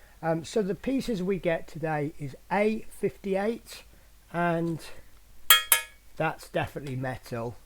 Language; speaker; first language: English; native; English